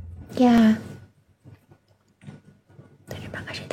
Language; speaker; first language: Indonesian; non-native, learner; Vietnamese